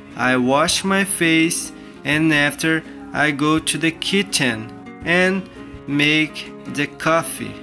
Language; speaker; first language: English; non-native, learner; Portuguese